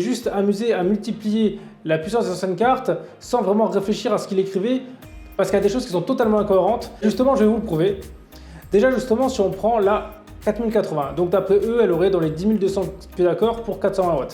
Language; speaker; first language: French; native; French